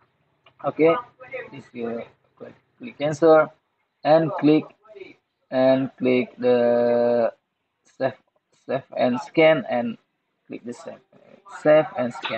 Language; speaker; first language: English; non-native, learner; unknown